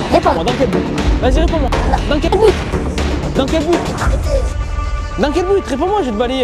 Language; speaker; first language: French; native; French